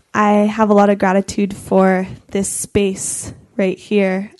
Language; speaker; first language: English; native; English